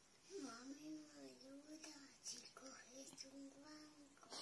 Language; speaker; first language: Spanish; early bilingual, other home language; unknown